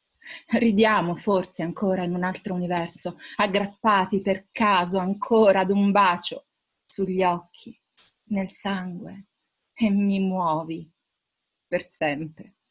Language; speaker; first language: Italian; native; Italian